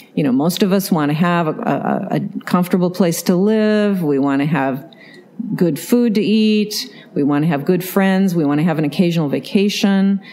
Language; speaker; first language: English; native; English